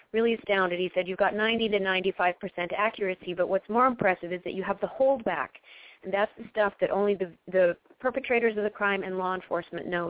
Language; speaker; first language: English; native; English